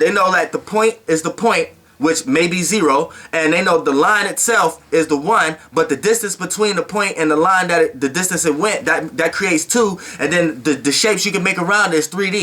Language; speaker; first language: English; native; English